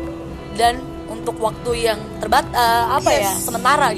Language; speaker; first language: Indonesian; native; Indonesian